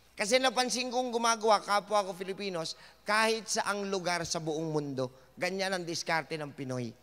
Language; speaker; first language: Filipino; native; Filipino